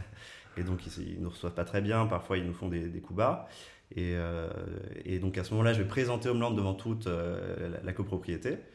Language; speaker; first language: French; native; French